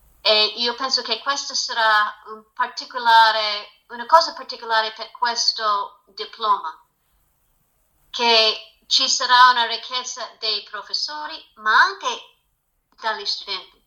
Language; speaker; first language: Italian; non-native, fluent; English